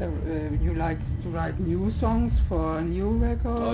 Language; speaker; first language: English; non-native, learner; German